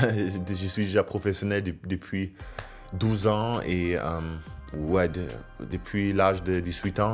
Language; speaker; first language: French; non-native, fluent; German